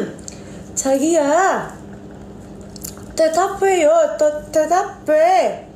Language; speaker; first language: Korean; non-native, learner; Indonesian